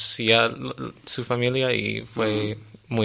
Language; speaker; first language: Spanish; non-native, learner; English